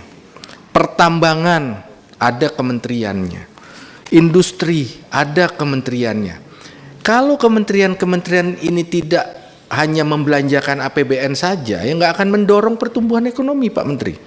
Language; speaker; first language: Indonesian; native; Indonesian